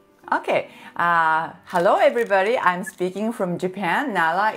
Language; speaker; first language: English; non-native, fluent; Japanese